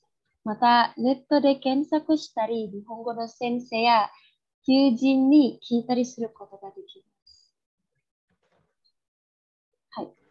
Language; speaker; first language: Japanese; non-native, fluent; Indonesian